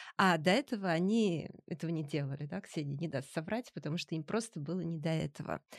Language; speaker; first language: Russian; native; Russian